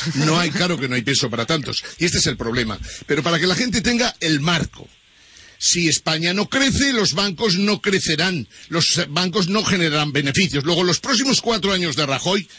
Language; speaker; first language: Spanish; native; Spanish